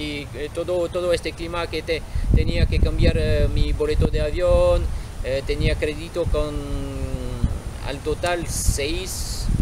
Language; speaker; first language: Spanish; non-native, fluent; French